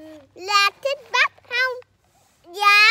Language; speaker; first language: Vietnamese; early bilingual, heritage; Vietnamese